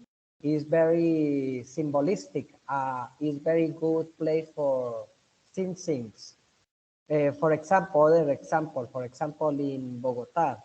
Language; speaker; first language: English; non-native, learner; Spanish